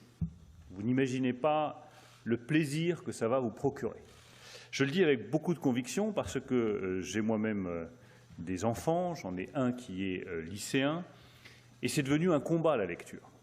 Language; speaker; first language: French; native; French